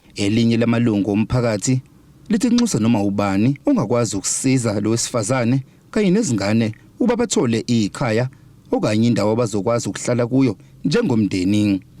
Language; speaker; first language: Zulu; native; Zulu